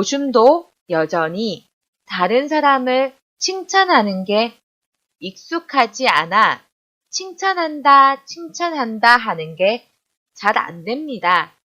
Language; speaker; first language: Korean; non-native, fluent; Chinese